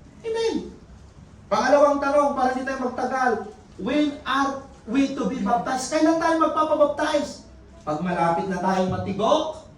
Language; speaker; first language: Filipino; non-native, local second language; Iloko